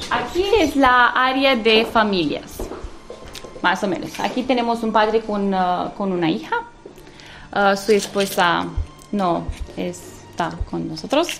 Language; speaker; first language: Spanish; non-native, learner; Romanian